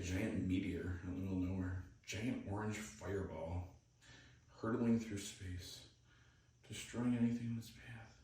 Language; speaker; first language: English; native; English